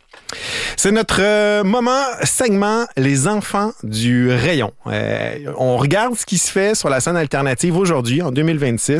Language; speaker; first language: French; native; French